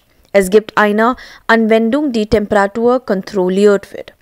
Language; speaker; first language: German; non-native, learner; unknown